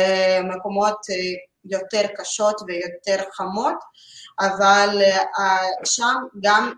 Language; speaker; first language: Hebrew; non-native, learner; Russian